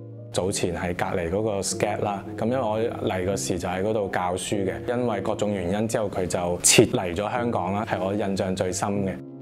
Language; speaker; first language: Cantonese; non-native, fluent; Chinese